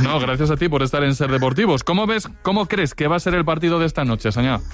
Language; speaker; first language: Spanish; native; Spanish